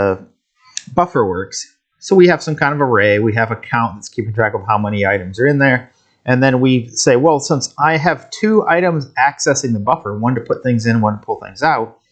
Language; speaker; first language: English; native; English